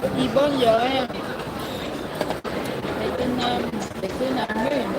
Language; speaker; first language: Korean; non-native, learner; Vietnamese